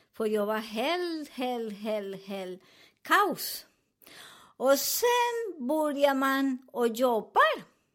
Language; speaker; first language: Swedish; non-native, learner; Spanish